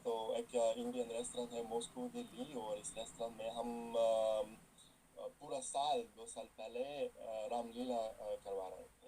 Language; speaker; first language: Hindi; non-native, fluent; Russian